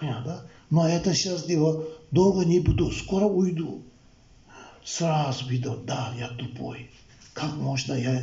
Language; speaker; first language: Russian; non-native, learner; Tibetan